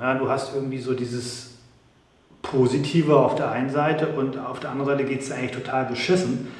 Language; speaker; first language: German; native; German